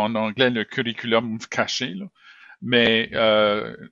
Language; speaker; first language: French; native; French